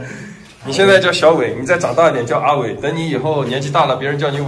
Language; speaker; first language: Chinese; native; Chinese